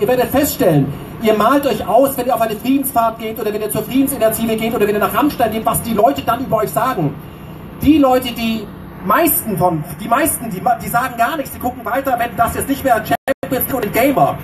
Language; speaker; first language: German; native; German